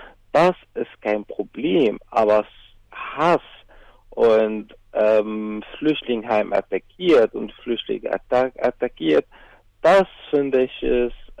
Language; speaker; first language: German; non-native, learner; Arabic